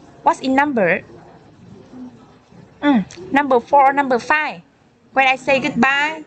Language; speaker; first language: English; non-native, learner; Vietnamese